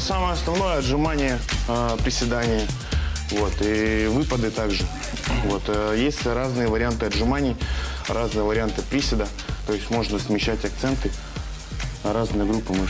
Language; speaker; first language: Russian; native; Russian